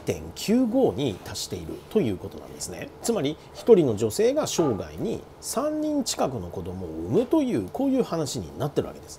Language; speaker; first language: Japanese; native; Japanese